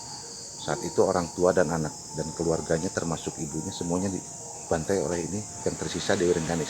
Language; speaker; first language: Indonesian; native; Indonesian